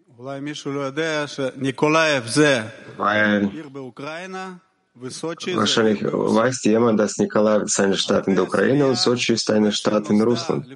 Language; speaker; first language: German; non-native, learner; Hebrew